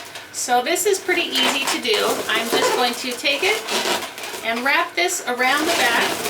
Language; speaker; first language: English; native; English